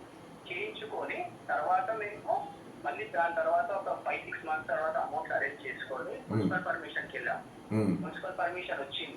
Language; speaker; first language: Telugu; native; Telugu